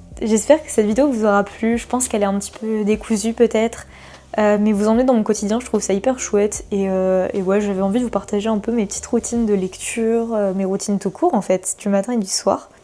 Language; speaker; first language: French; native; French